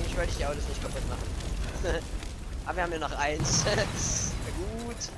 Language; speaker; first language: German; native; German